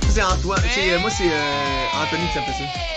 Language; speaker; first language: French; native; French